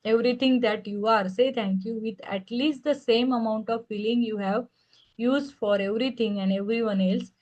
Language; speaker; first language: English; non-native, local second language; Marathi